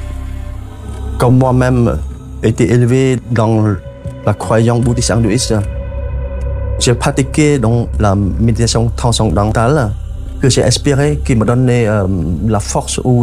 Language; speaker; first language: French; non-native, fluent; Khmer